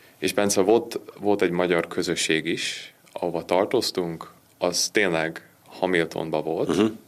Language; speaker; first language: Hungarian; early bilingual, heritage; Hungarian